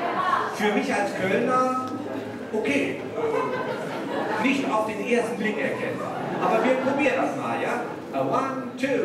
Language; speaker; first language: German; native; German